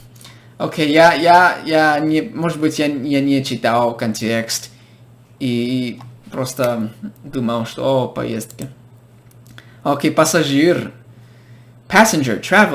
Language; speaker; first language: Russian; non-native, fluent; English